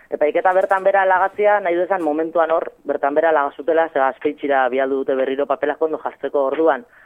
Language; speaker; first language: Basque; native; Basque